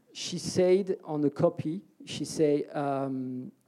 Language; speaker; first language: English; early bilingual, other home language; French